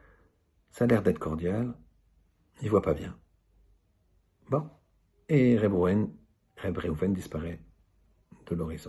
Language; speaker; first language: French; native; French